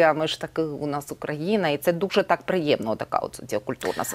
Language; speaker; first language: Ukrainian; native; Ukrainian